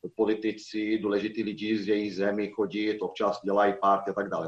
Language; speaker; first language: Czech; non-native, fluent; Portuguese